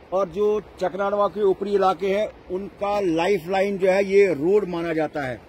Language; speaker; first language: Hindi; native; Hindi